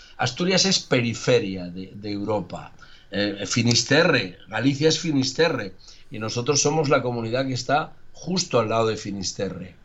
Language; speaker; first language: Spanish; native; Spanish